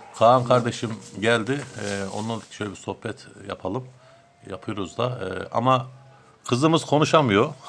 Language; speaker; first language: Turkish; native; Turkish